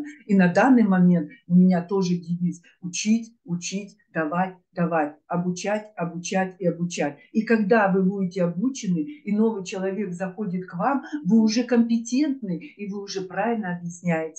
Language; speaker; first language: Russian; native; Russian